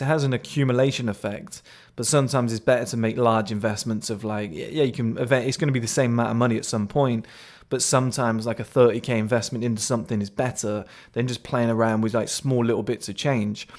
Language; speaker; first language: English; native; English